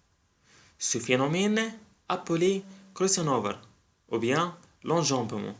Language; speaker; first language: French; non-native, local second language; Arabic